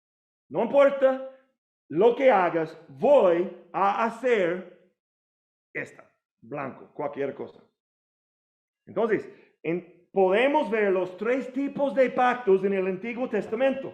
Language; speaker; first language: Spanish; non-native, learner; English